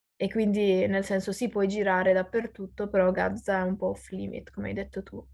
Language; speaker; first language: Italian; early bilingual, other home language; Arabic